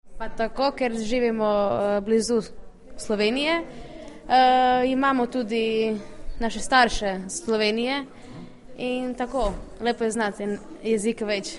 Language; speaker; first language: Slovenian; early bilingual, heritage; Croatian